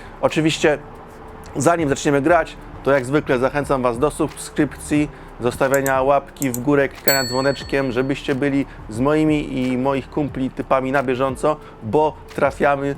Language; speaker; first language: Polish; native; Polish